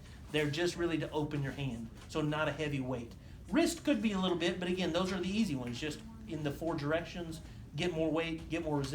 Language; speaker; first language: English; native; English